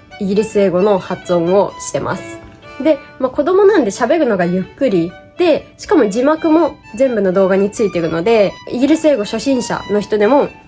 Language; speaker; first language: Japanese; native; Japanese